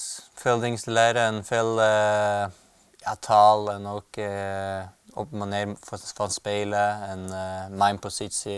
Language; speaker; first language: Dutch; non-native, fluent; Norwegian